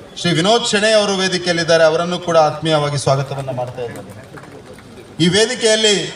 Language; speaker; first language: Kannada; non-native, local second language; Tulu